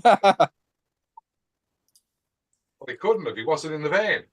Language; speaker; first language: English; native; English